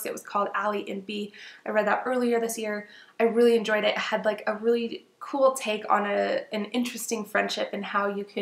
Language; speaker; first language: English; native; English